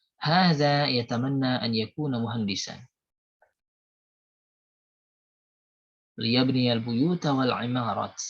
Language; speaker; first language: Arabic; non-native, fluent; Indonesian